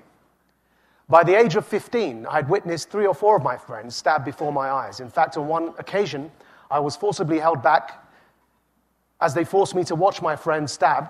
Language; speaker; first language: English; native; English